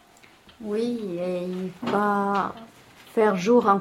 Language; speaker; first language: French; non-native, fluent; Finnish